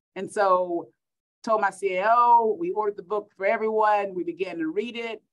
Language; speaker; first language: English; native; English